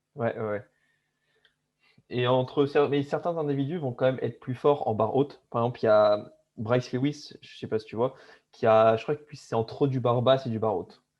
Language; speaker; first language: French; native; French